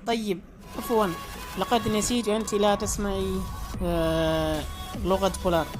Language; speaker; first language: Arabic; non-native, learner; Fula